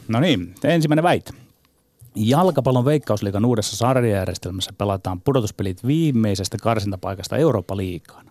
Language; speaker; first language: Finnish; native; Finnish